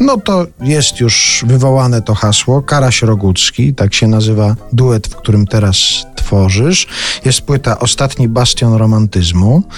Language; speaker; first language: Polish; native; Polish